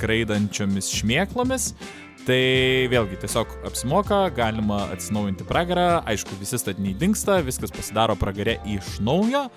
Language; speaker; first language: Lithuanian; native; Lithuanian